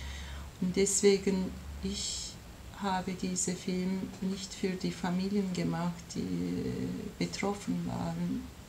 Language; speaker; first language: German; non-native, fluent; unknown